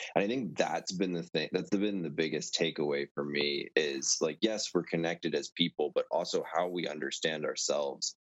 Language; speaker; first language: English; native; English